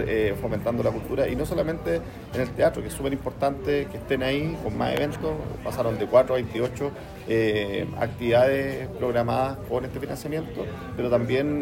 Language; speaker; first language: Spanish; native; Spanish